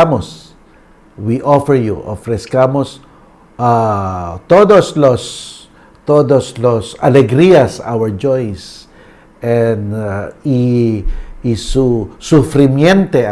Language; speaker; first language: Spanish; non-native, learner; Filipino